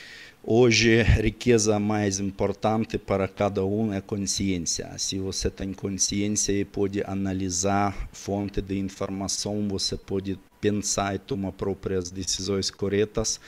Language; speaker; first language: Portuguese; non-native, learner; Russian